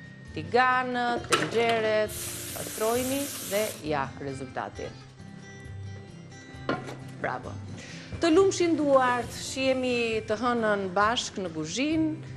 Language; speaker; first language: Albanian; native; Albanian